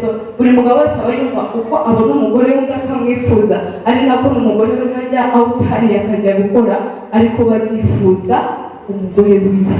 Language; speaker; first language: Kinyarwanda; early bilingual, heritage; Kinyarwanda